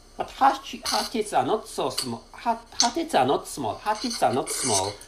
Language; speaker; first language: English; non-native, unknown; Japanese